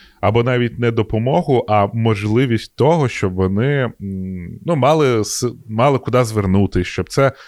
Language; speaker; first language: Ukrainian; non-native, local second language; Russian